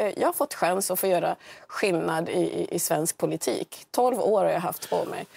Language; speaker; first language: Swedish; early bilingual, other home language; Swahili